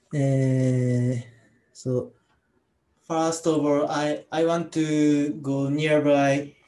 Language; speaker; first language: English; non-native, learner; Japanese